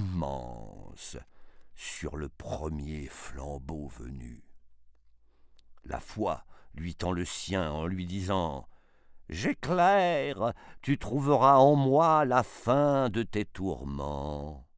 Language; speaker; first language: French; native; French